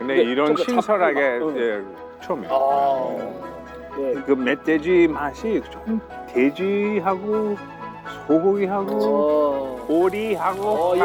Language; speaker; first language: Korean; early bilingual, heritage; English